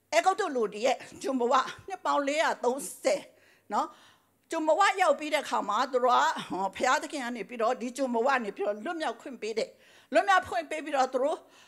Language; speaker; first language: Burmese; non-native, local second language; Tedim Chin